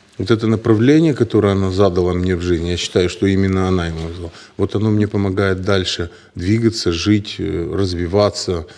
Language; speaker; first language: Russian; native; Russian